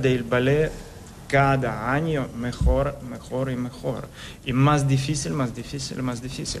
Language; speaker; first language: Spanish; non-native, fluent; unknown